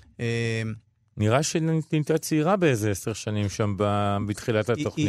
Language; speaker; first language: Hebrew; native; Hebrew